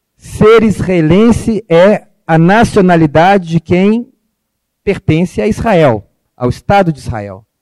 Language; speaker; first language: Portuguese; early bilingual, other home language; Arabic